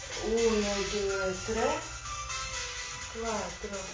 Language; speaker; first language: Italian; non-native, learner; Russian